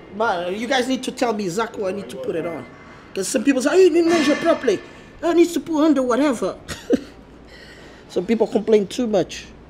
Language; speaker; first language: English; non-native, fluent; Portuguese